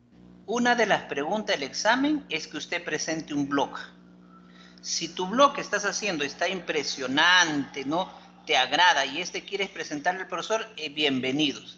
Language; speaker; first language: Spanish; native; Spanish